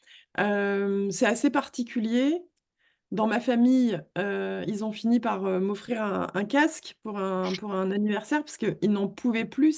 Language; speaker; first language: French; native; French